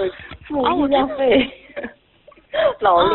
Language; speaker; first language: Chinese; non-native, fluent; Korean